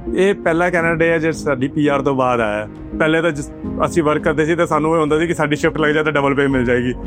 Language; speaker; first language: Punjabi; non-native, local second language; Hindi